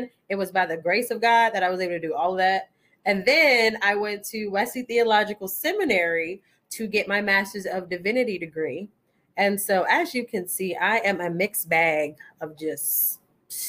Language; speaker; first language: English; native; English